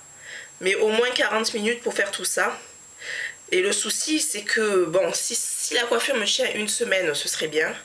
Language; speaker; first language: French; native; French